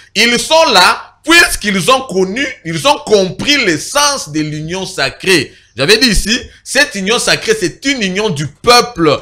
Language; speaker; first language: French; non-native, local second language; Lingala